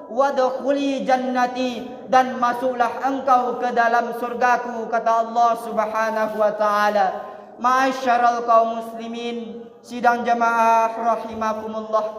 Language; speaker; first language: Malay; non-native, local second language; Minangkabau